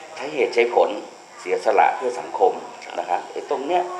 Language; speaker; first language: Thai; native; Thai